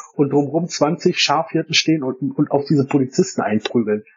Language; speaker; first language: German; native; German